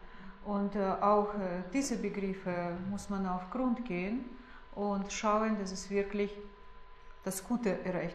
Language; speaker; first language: German; non-native, fluent; Russian